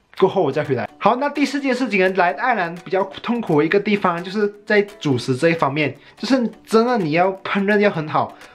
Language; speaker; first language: Chinese; native; Chinese